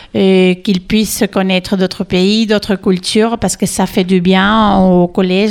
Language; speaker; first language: French; non-native, fluent; Spanish